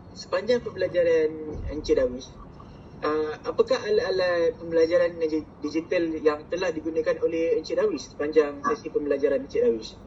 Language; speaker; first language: Malay; native; Malay